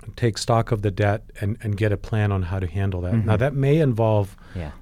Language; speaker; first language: English; non-native, fluent; Polish